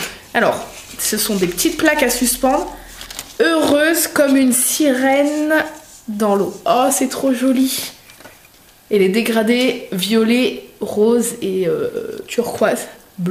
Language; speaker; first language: French; native; French